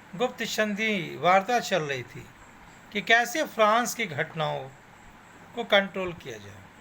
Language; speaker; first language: Hindi; native; Hindi